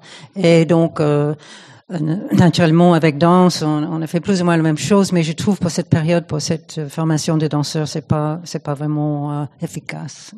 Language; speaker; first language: French; non-native, fluent; English